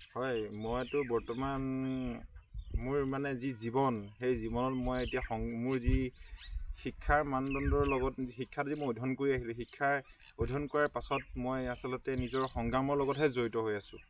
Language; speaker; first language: Assamese; native; Assamese